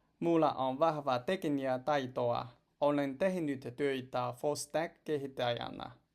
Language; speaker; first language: Finnish; non-native, learner; Chinese